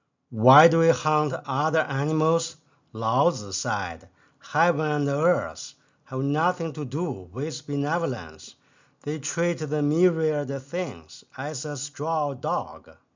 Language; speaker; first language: English; non-native, fluent; Chinese